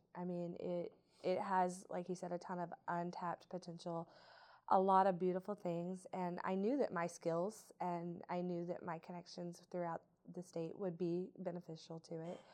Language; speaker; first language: English; native; English